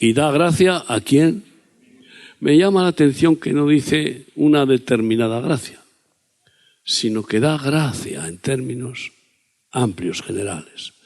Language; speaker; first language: Spanish; native; Spanish